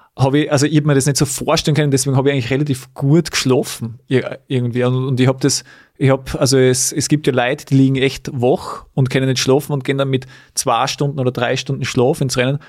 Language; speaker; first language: German; native; German